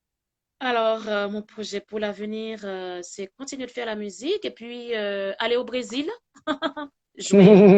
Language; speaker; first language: French; non-native, local second language; Haitian Creole